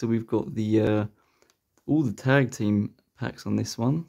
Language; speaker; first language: English; native; English